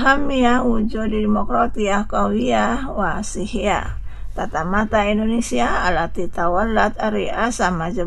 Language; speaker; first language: Arabic; non-native, fluent; Indonesian